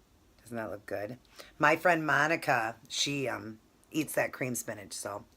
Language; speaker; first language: English; native; English